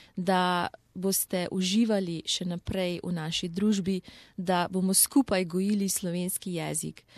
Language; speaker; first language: Slovenian; native; Slovenian